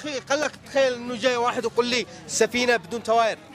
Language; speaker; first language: Arabic; native; Arabic